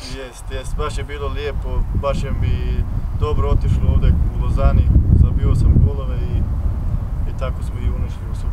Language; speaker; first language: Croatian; early bilingual, heritage; Bosnian